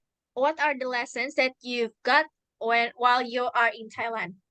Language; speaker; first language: English; non-native, learner; Indonesian